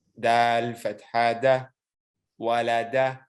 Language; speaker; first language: Arabic; non-native, learner; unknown